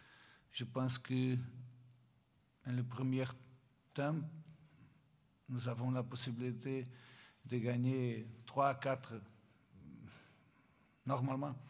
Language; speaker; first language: French; non-native, learner; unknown